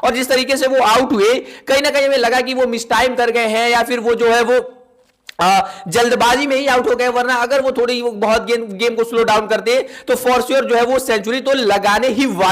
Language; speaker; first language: Hindi; native; Hindi